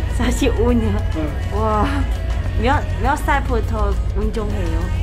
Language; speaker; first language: Korean; non-native, learner; Cantonese